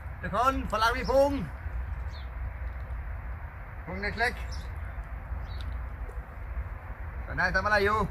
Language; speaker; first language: Thai; non-native, learner; German